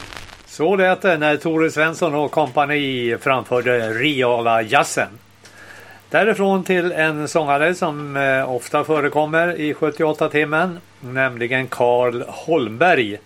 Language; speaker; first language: Swedish; native; Swedish